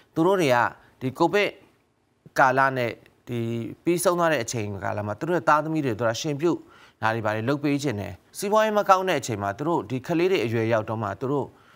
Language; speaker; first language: Burmese; native; Burmese